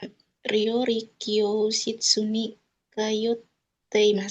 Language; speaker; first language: Japanese; non-native, learner; Indonesian